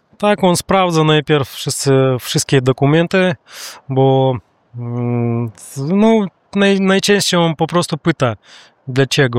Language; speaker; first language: Polish; non-native, learner; Russian